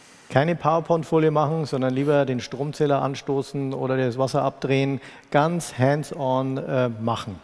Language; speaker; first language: German; native; German